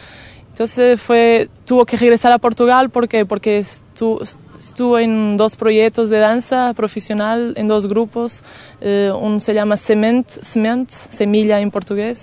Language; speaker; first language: Spanish; non-native, fluent; Portuguese